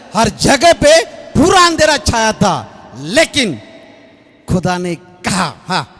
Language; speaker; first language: Hindi; non-native, local second language; Marathi